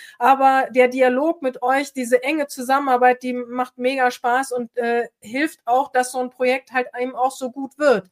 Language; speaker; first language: German; native; German